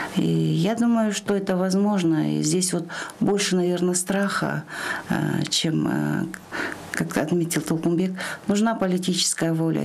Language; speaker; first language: Russian; non-native, local second language; Kyrgyz